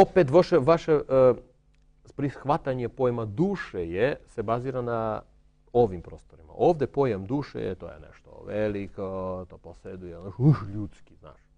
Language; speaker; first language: Croatian; non-native, fluent; Armenian